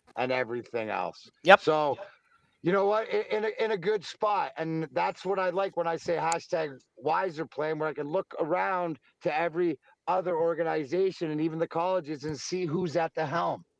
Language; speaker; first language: English; native; English